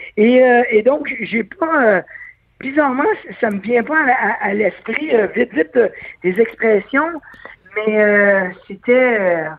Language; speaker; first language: French; native; French